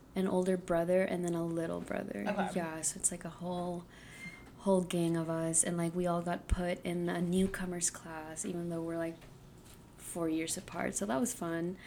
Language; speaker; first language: English; early bilingual, other home language; Spanish